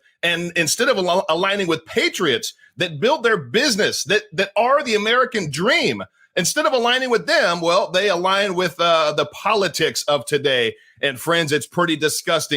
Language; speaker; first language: English; native; English